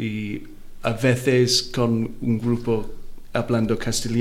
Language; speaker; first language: Spanish; non-native, learner; Welsh